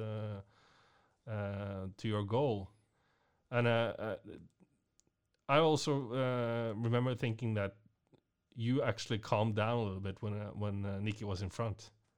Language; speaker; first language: English; non-native, fluent; Norwegian